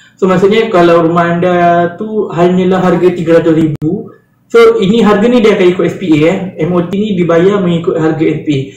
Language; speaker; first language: Malay; native; Malay